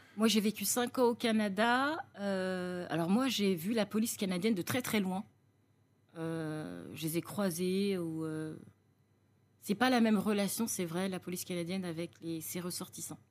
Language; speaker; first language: French; native; French